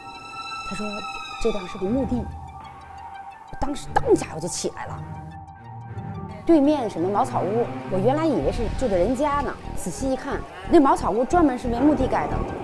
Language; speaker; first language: Chinese; native; Chinese